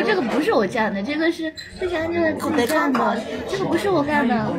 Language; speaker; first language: Chinese; native; Chinese